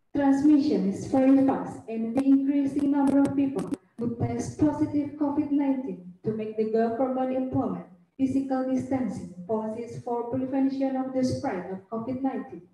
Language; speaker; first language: English; non-native, fluent; Indonesian